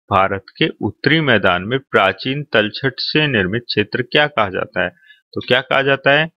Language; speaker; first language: Hindi; native; Hindi